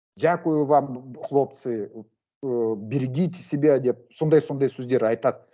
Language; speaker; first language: Russian; non-native, local second language; Kazakh